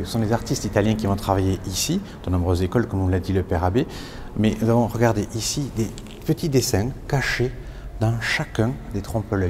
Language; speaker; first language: French; native; French